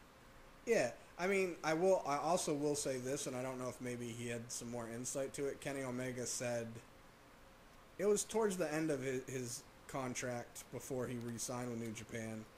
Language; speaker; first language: English; native; English